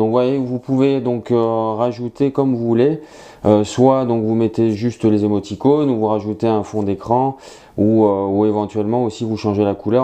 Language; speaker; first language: French; native; French